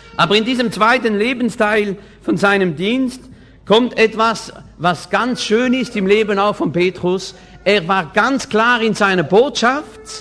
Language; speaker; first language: German; non-native, fluent; French